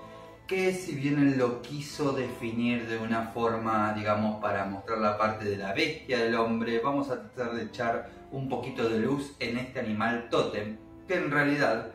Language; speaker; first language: Spanish; native; Spanish